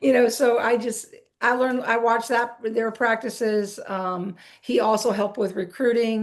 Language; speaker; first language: English; native; English